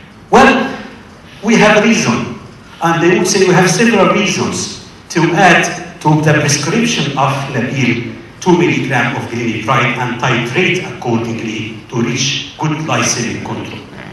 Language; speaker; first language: English; non-native, fluent; Arabic